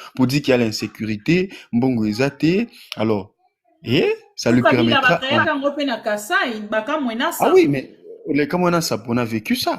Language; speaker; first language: French; non-native, local second language; Lingala